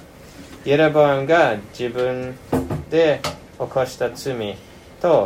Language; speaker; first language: Japanese; non-native, fluent; English